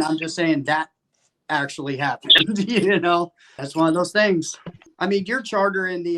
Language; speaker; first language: English; native; English